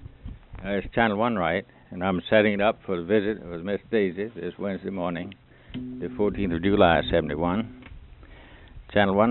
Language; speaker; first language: English; native; English